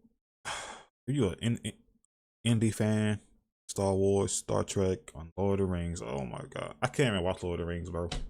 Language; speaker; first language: English; native; English